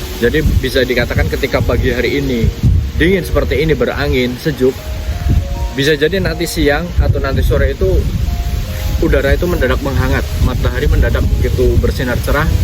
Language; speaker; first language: Indonesian; native; Indonesian